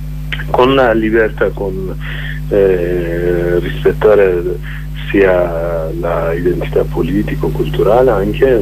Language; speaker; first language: Italian; non-native, learner; Kurdish